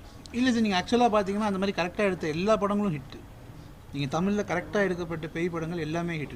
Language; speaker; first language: Tamil; native; Tamil